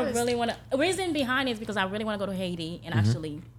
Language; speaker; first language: English; early bilingual, other home language; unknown